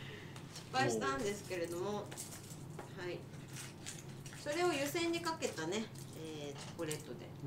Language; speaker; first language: Japanese; native; Japanese